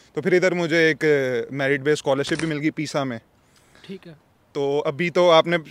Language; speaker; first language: Urdu; native; Urdu